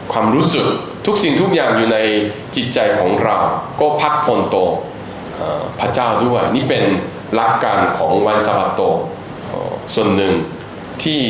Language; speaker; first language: Thai; non-native, fluent; Korean